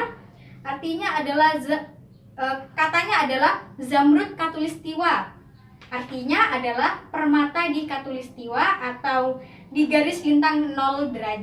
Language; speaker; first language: Indonesian; native; Indonesian